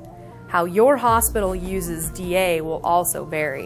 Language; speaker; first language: English; native; English